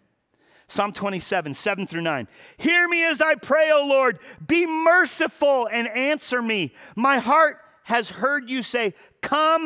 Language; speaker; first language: English; native; English